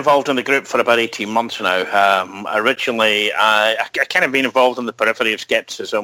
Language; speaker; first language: English; native; English